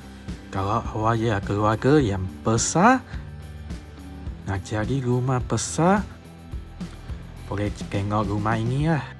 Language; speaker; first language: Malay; non-native, local second language; Chinese